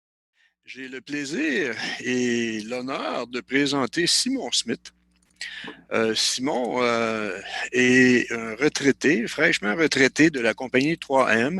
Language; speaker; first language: French; native; French